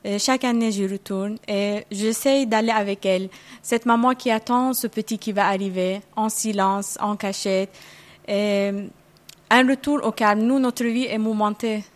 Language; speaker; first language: French; non-native, fluent; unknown